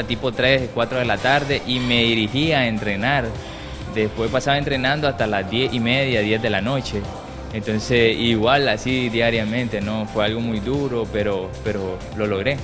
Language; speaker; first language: Spanish; native; Spanish